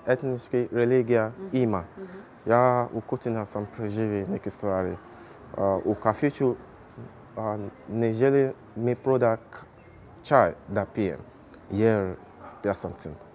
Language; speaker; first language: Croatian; non-native, learner; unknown